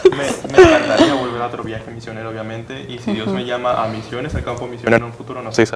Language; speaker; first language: Spanish; native; Spanish